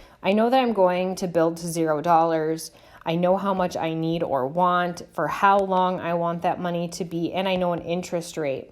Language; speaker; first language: English; native; English